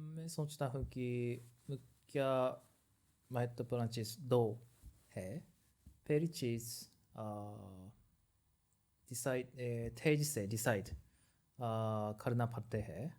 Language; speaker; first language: Hindi; non-native, learner; Japanese